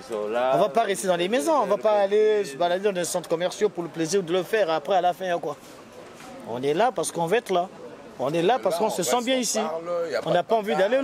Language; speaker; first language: French; native; French